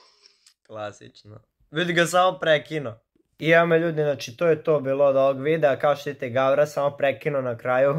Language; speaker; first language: Serbian; native; Serbian